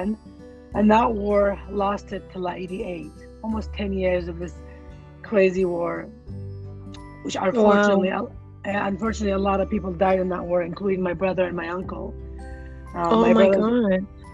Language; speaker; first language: English; non-native, fluent; Arabic